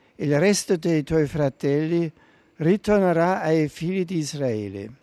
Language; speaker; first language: Italian; non-native, fluent; German